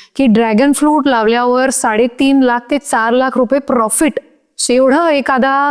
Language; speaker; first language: Marathi; non-native, local second language; Hindi